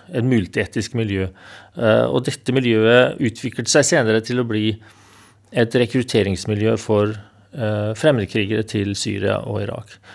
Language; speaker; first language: Norwegian; native; Norwegian